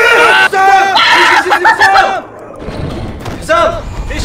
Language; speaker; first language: Arabic; native; Arabic